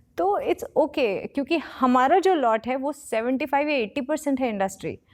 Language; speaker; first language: Hindi; native; Hindi